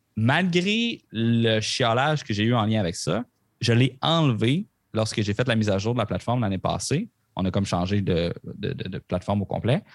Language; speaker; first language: French; native; French